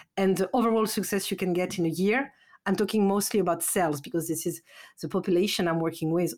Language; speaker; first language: English; non-native, fluent; French